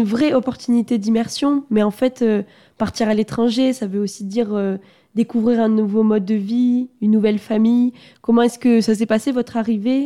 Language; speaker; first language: French; native; French